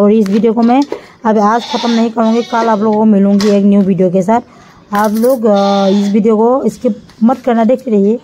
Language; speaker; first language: Hindi; non-native, local second language; Assamese